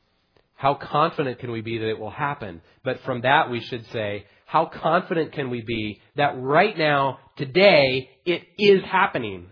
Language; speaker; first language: English; native; English